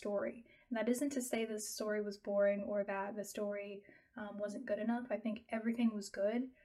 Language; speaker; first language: English; native; English